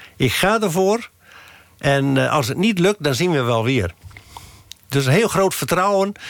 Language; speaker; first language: Dutch; native; Dutch